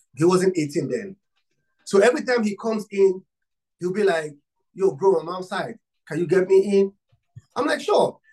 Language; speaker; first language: English; non-native, local second language; Yoruba